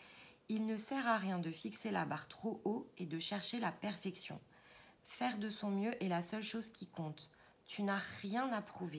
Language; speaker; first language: French; native; French